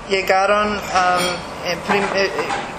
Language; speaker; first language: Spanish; early bilingual, heritage; English